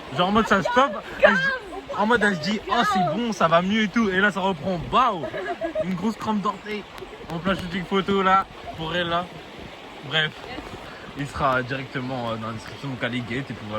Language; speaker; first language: French; native; French